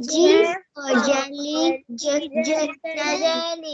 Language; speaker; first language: English; non-native, learner; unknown